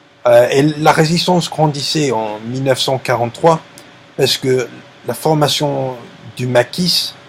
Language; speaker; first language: French; non-native, learner; English